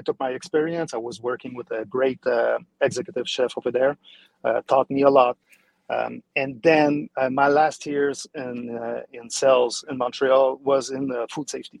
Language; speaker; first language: English; non-native, fluent; French